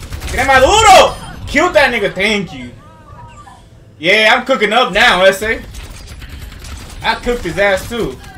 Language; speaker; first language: English; early bilingual, other home language; Spanish